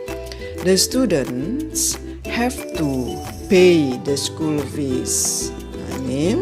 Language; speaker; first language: English; non-native, fluent; Indonesian